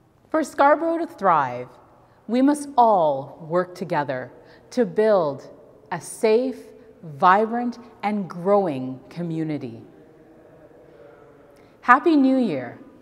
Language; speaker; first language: English; native; English